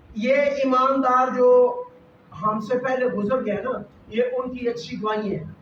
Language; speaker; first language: Urdu; non-native, local second language; Punjabi